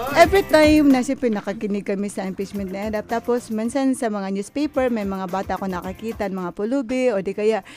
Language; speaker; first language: Filipino; non-native, local second language; Cebuano